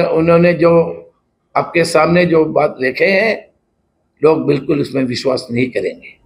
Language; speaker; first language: Hindi; non-native, local second language; Marathi